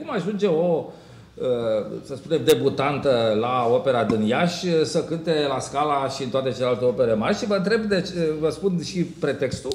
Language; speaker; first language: Romanian; native; Romanian